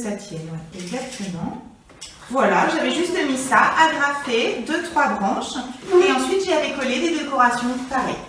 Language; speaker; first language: French; native; French